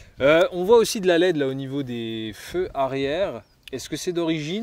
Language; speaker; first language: French; native; French